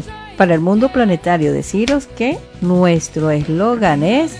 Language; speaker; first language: Spanish; native; Spanish